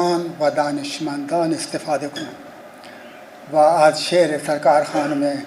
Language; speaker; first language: Persian; non-native, fluent; Urdu